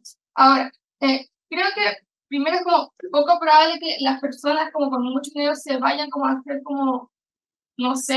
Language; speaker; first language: Spanish; native; Spanish